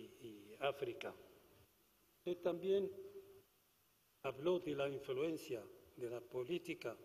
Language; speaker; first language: Spanish; non-native, fluent; Arabic